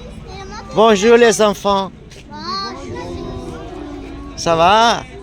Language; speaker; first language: French; non-native, learner; Spanish